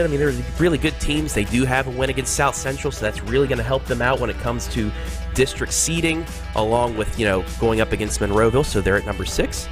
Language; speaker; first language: English; native; English